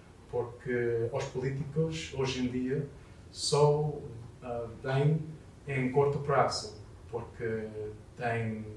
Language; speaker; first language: Portuguese; non-native, learner; English